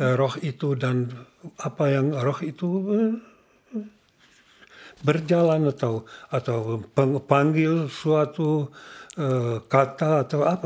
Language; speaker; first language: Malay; non-native, learner; Czech